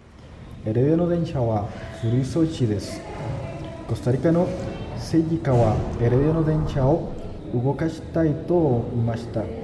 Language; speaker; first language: Japanese; non-native, learner; Spanish